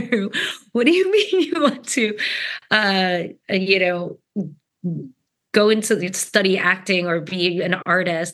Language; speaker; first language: English; native; English